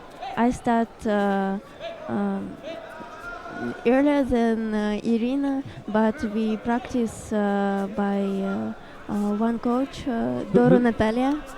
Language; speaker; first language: English; non-native, learner; Russian